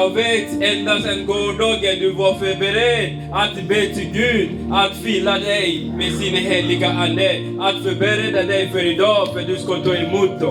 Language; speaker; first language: Swedish; non-native, learner; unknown